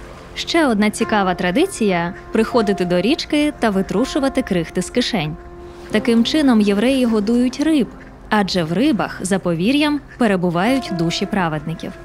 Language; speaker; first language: Ukrainian; native; Ukrainian